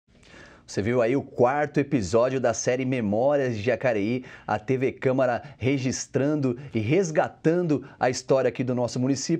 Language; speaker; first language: Portuguese; native; Portuguese